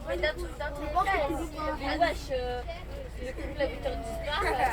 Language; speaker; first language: French; native; French